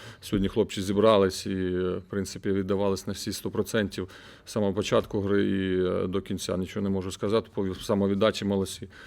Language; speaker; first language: Ukrainian; native; Ukrainian